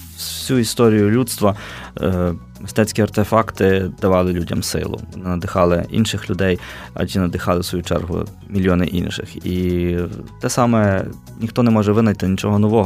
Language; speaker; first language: Ukrainian; native; Ukrainian